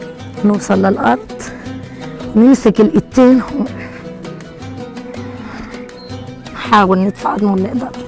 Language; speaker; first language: Arabic; native; Arabic